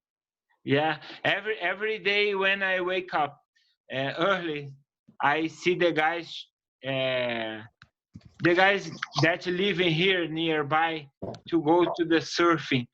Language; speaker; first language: English; non-native, learner; Portuguese